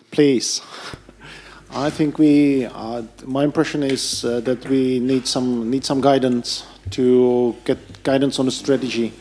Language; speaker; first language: English; non-native, fluent; Czech